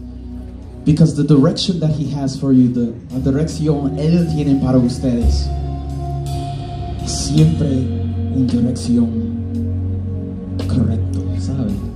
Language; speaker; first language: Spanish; non-native, learner; English